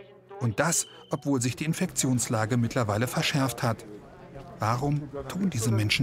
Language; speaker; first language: German; native; German